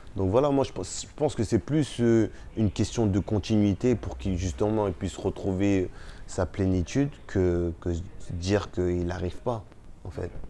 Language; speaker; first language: French; early bilingual, other home language; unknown